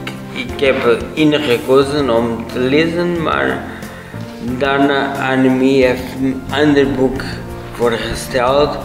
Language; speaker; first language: Dutch; non-native, learner; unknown